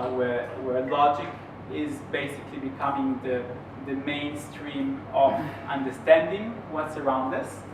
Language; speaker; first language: English; non-native, fluent; Hebrew